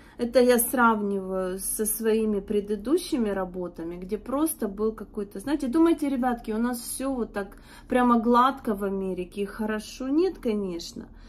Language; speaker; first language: Russian; native; Russian